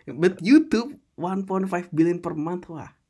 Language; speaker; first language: English; non-native, fluent; Indonesian